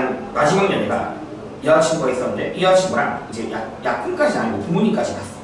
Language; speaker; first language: Korean; native; Korean